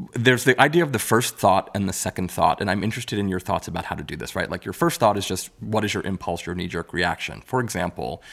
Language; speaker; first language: English; native; English